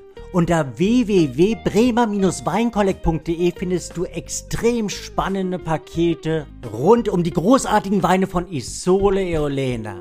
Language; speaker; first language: German; native; German